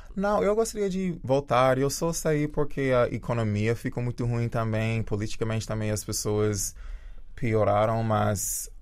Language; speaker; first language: Portuguese; early bilingual, other home language; Jamaican Creole English